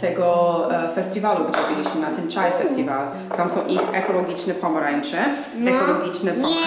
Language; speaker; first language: Polish; non-native, fluent; English